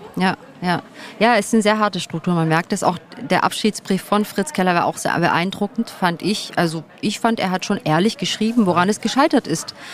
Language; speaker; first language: German; early bilingual, other home language; Turkish